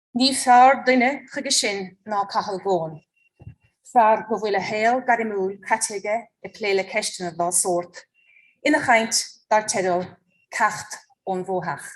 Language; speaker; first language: Irish; native; Irish